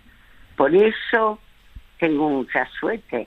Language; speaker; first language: Spanish; early bilingual, other home language; French